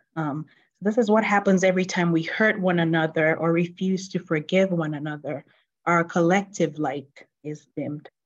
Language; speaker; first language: English; non-native, local second language; Yoruba